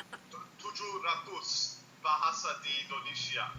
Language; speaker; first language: Indonesian; non-native, learner; English